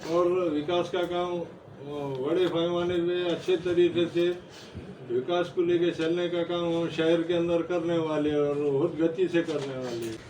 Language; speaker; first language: Hindi; non-native, local second language; Urdu